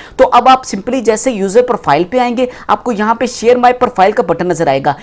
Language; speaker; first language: Urdu; non-native, local second language; Punjabi